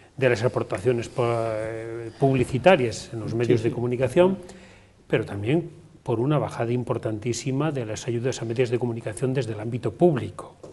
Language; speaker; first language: Spanish; non-native, local second language; Galician